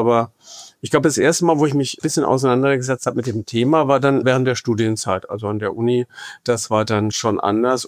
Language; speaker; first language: German; native; German